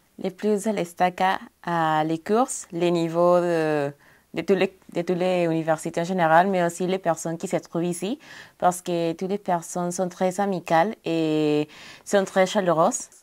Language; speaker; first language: French; non-native, fluent; Spanish